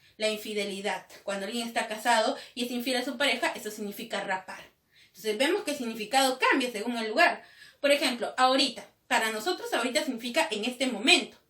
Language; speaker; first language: Spanish; native; Spanish